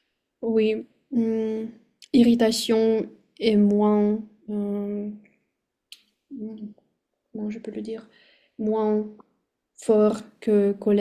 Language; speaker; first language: French; non-native, fluent; Russian